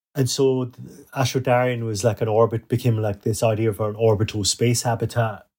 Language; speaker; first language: English; native; English